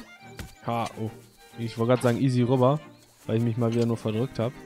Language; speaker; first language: German; native; German